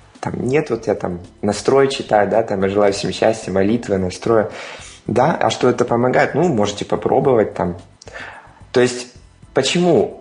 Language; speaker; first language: Russian; native; Russian